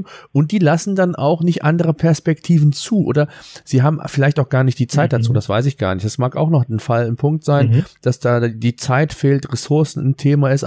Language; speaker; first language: German; native; German